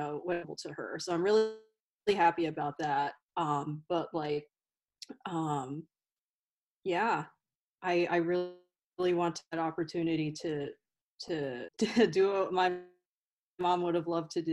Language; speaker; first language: English; native; English